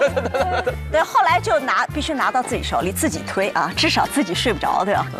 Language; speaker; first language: Chinese; native; Chinese